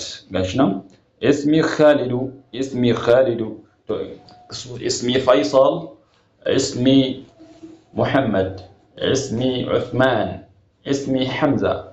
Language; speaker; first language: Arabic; non-native, fluent; Hausa